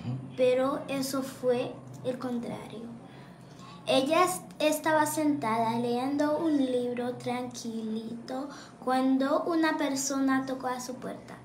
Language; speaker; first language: Spanish; non-native, learner; Haitian Creole